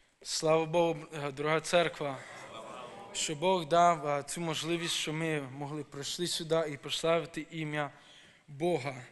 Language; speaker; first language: Ukrainian; early bilingual, heritage; Ukrainian